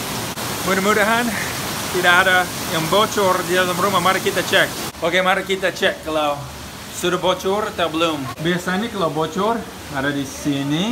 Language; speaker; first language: Indonesian; non-native, fluent; English